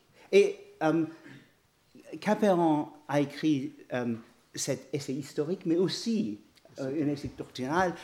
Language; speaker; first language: French; non-native, fluent; English